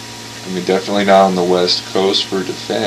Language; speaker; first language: English; native; English